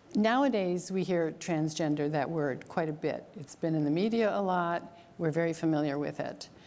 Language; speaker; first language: English; native; English